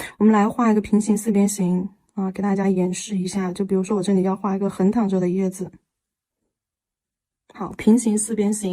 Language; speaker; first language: Chinese; native; Chinese